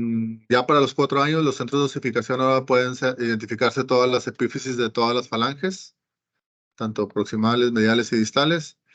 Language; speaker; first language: Spanish; native; Spanish